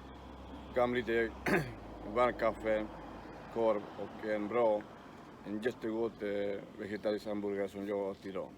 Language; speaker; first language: Swedish; non-native, fluent; Spanish